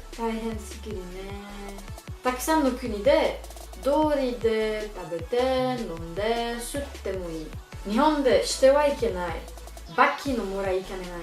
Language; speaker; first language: Japanese; non-native, learner; French